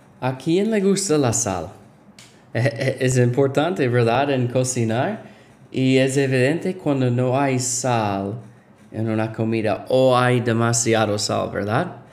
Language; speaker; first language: Spanish; non-native, fluent; English